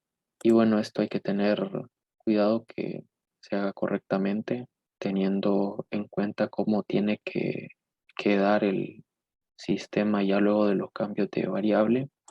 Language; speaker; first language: Spanish; native; Spanish